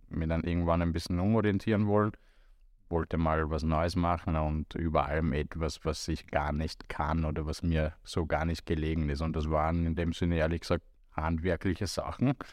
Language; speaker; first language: German; non-native, fluent; Romanian